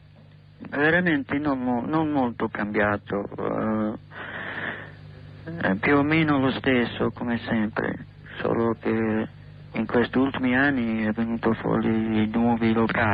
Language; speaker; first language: Italian; non-native, learner; English